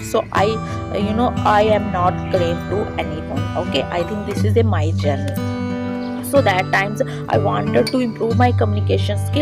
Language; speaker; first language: English; non-native, learner; Hindi